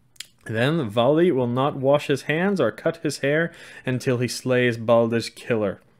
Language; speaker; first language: English; non-native, fluent; Swedish